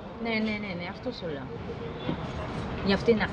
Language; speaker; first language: Greek; non-native, learner; Filipino